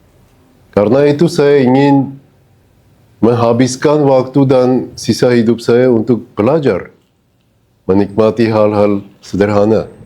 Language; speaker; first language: Indonesian; non-native, fluent; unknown